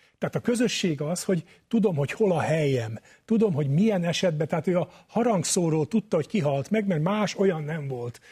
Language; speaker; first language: Hungarian; native; Hungarian